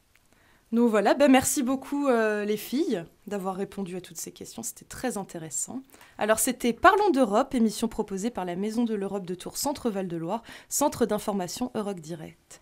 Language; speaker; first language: French; native; French